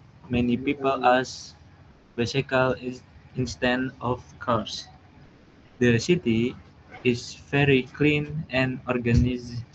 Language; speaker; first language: English; non-native, learner; Indonesian